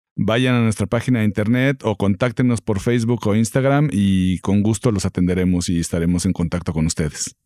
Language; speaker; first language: English; non-native, fluent; Spanish